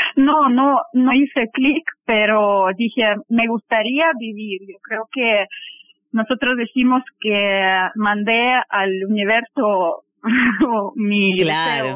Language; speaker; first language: Spanish; non-native, fluent; Russian